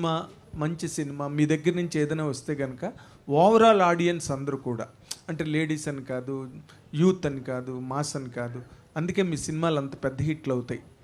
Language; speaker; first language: Telugu; native; Telugu